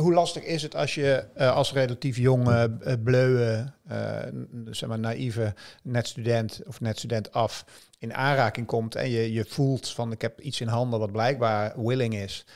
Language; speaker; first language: Dutch; native; Dutch